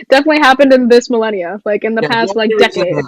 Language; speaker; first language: English; native; English